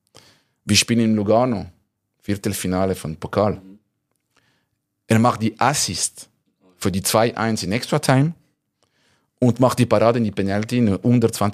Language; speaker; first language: German; non-native, local second language; French